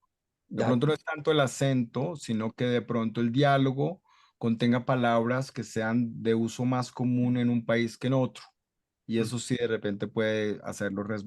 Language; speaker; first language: Spanish; non-native, fluent; English